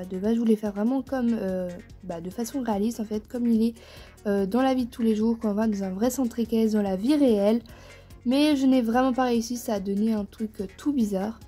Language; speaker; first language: French; native; French